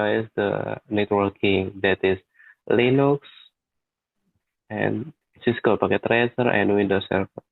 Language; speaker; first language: English; non-native, learner; Indonesian